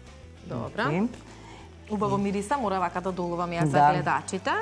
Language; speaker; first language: Macedonian; native; Macedonian